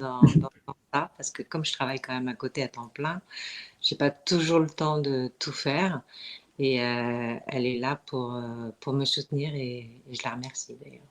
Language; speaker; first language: French; native; French